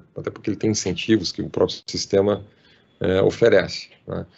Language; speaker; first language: Portuguese; native; Portuguese